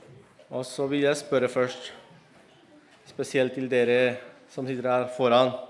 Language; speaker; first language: Norwegian; non-native, fluent; Spanish